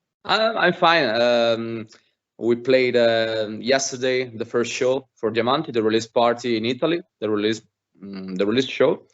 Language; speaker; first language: English; non-native, fluent; Italian